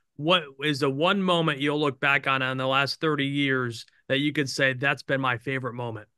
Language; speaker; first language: English; native; English